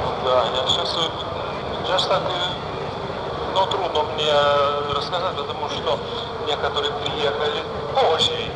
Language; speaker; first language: Russian; non-native, fluent; Lithuanian